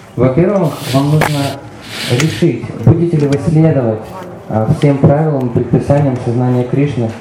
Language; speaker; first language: Russian; native; Russian